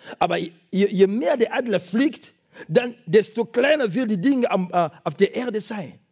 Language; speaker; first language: German; non-native, fluent; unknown